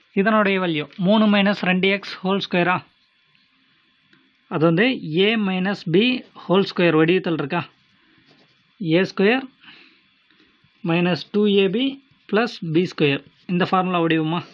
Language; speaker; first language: Tamil; native; Tamil